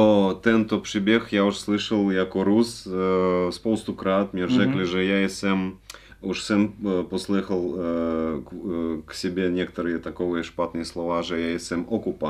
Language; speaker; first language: Czech; non-native, learner; Russian